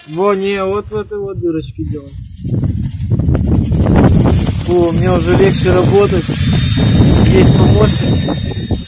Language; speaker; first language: Russian; native; Russian